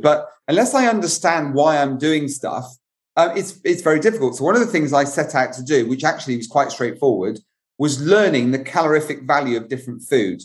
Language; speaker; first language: English; native; English